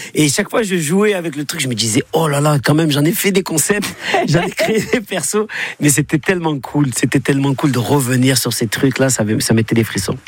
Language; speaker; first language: French; native; French